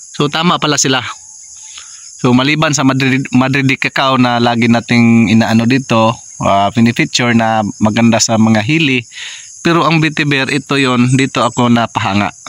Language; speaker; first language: Filipino; non-native, local second language; Cebuano